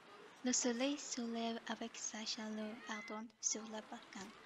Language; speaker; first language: French; non-native, learner; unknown